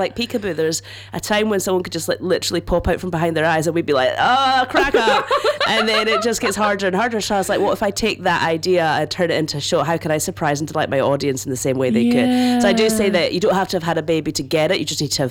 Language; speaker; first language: English; native; English